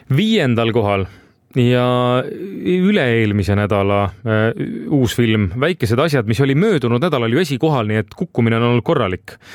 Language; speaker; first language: Estonian; native; Estonian